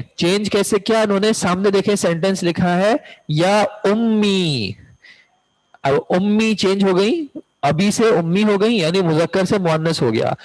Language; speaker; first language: Urdu; native; Urdu